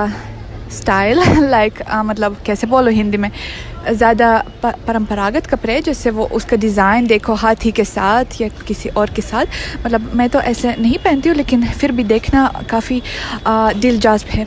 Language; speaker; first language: Hindi; non-native, fluent; Russian